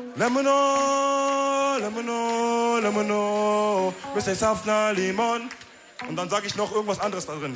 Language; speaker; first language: German; early bilingual, other home language; Wolof